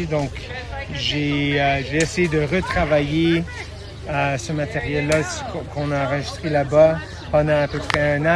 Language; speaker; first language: French; non-native, local second language; English